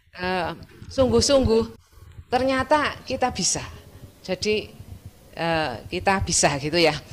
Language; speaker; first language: Indonesian; non-native, local second language; Javanese